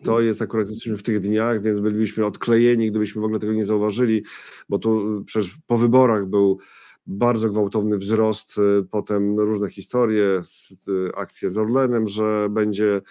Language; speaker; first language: Polish; native; Polish